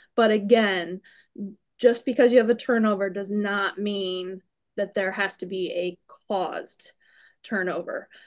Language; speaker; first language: English; native; English